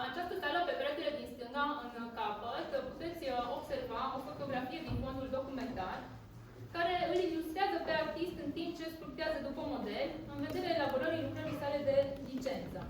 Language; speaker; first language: Romanian; native; Romanian